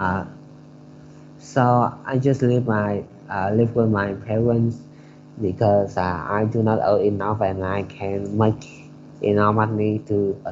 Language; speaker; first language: English; non-native, learner; Vietnamese